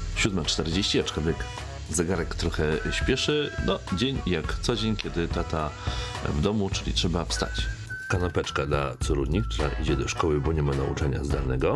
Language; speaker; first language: Polish; native; Polish